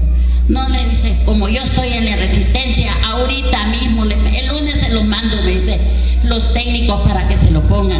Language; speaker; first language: Spanish; native; Spanish